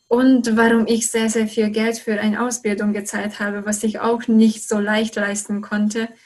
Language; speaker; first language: German; non-native, fluent; Hungarian